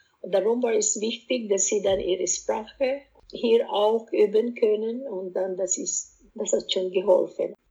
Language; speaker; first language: German; non-native, fluent; Filipino